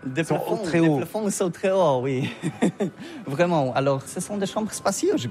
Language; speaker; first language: French; non-native, fluent; Polish